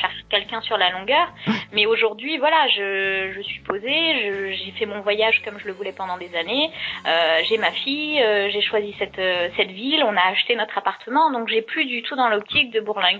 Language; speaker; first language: French; native; French